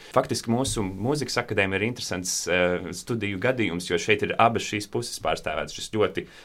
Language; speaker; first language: Latvian; native; Latvian